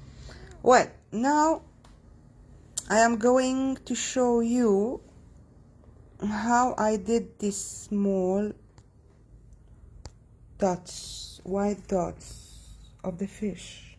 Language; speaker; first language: English; non-native, fluent; Arabic